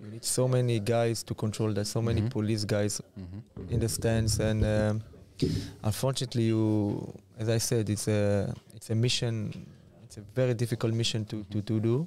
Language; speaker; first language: English; non-native, fluent; Hebrew